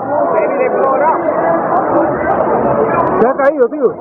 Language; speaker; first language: Spanish; native; Spanish